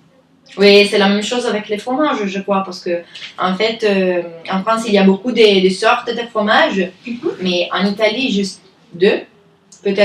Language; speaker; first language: French; non-native, learner; Italian